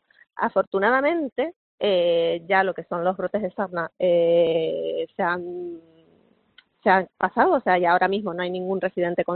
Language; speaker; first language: Spanish; native; Spanish